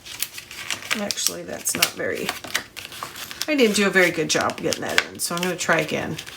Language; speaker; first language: English; native; English